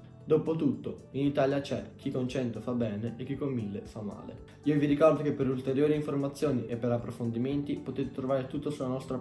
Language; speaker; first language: Italian; native; Italian